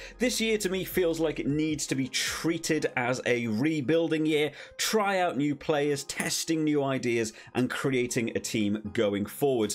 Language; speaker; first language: English; native; English